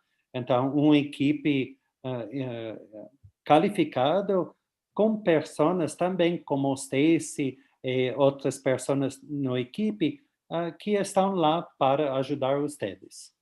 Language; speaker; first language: Portuguese; non-native, fluent; English